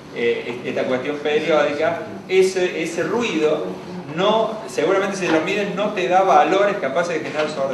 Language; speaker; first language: Spanish; native; Spanish